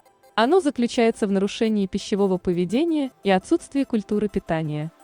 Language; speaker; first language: Russian; native; Russian